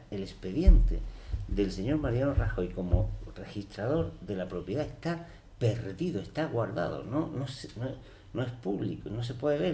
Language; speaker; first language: Spanish; native; Spanish